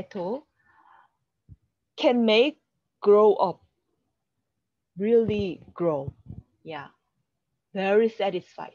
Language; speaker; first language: English; non-native, learner; Korean